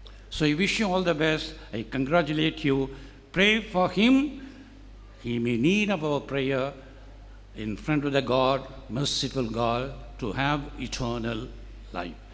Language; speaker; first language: English; non-native, local second language; Tamil